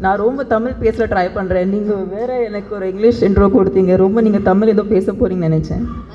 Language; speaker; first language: Tamil; non-native, fluent; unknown